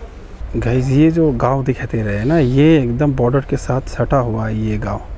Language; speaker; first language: Hindi; non-native, local second language; Bangla